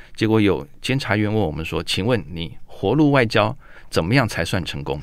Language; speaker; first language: Chinese; native; Chinese